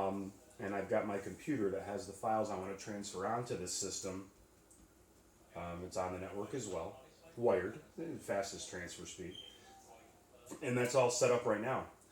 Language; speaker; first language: English; native; English